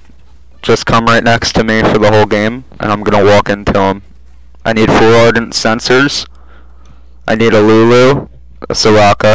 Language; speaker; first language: English; native; English